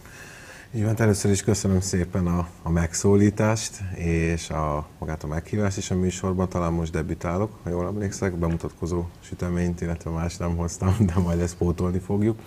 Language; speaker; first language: Hungarian; native; Hungarian